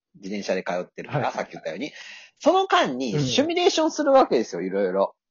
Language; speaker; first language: Japanese; native; Japanese